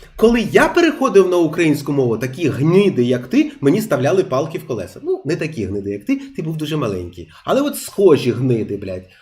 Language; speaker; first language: Ukrainian; non-native, local second language; Russian